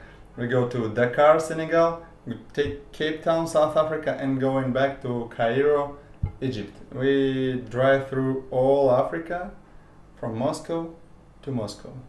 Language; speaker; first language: English; non-native, learner; Russian